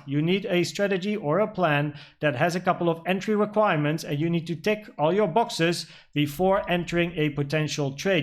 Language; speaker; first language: English; non-native, fluent; Dutch